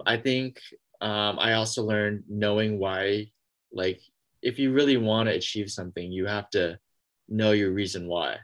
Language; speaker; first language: English; native; English